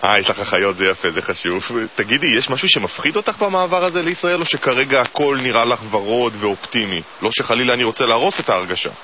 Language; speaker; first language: Hebrew; native; Hebrew